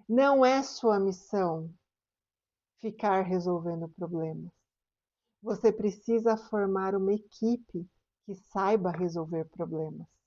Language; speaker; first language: Portuguese; native; Portuguese